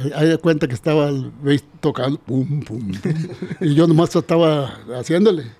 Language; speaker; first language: Spanish; native; Spanish